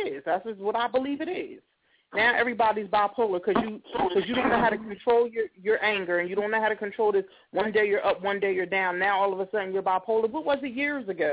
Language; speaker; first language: English; native; English